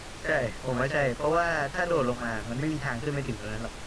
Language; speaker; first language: Thai; native; Thai